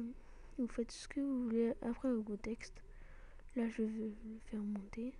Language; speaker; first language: French; native; French